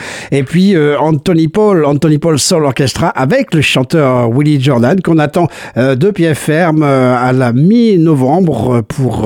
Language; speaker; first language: French; native; French